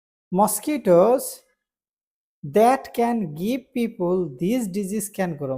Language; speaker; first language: English; non-native, local second language; Bangla